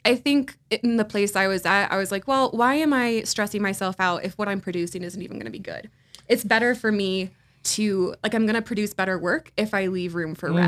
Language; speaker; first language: English; native; English